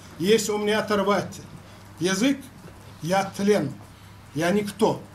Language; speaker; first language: Russian; non-native, local second language; Chechen